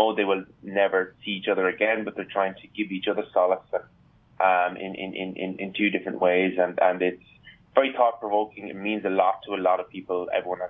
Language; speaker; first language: English; native; English